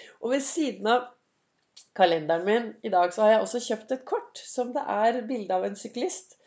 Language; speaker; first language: Norwegian; native; Norwegian